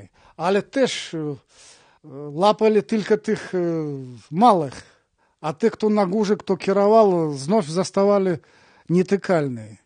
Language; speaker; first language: Polish; non-native, learner; Russian